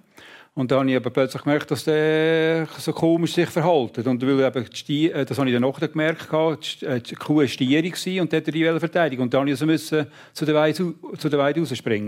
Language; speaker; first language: German; native; German